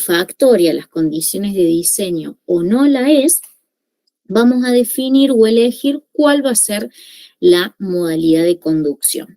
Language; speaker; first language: Spanish; native; Spanish